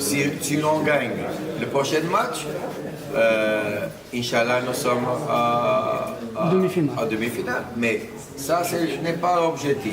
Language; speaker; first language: French; non-native, fluent; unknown